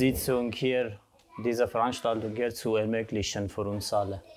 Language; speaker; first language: German; non-native, fluent; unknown